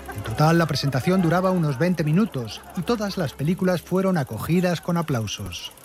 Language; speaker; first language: Spanish; native; Spanish